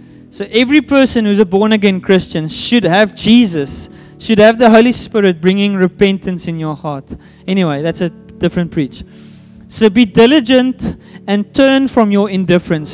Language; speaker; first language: English; non-native, local second language; Afrikaans